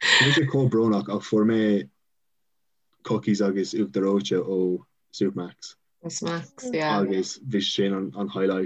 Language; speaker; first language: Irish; non-native, local second language; English